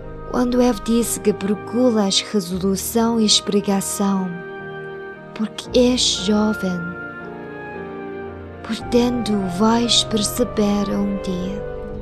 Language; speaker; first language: Portuguese; non-native, learner; Chinese